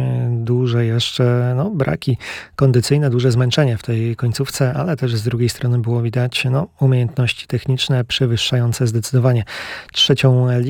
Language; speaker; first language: Polish; native; Polish